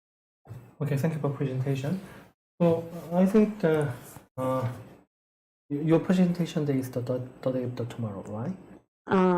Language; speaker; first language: English; non-native, learner; Korean